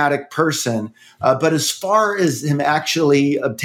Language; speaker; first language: English; native; English